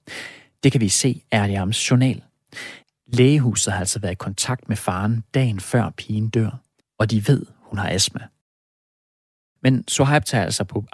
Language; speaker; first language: Danish; native; Danish